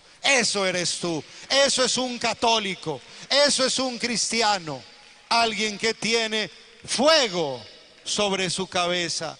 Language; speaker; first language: Spanish; native; Spanish